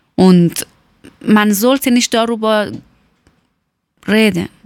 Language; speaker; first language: German; non-native, learner; Persian